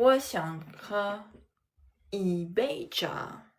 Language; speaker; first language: Chinese; non-native, learner; French